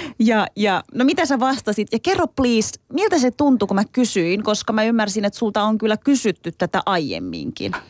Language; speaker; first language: Finnish; early bilingual, other home language; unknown